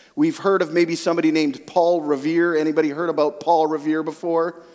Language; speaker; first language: English; native; English